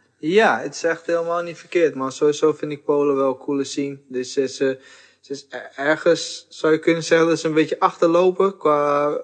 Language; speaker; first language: Dutch; early bilingual, other home language; Portuguese